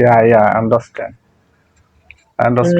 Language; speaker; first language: English; non-native, learner; Bangla